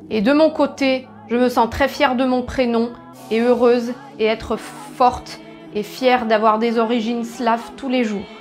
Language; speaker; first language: French; native; French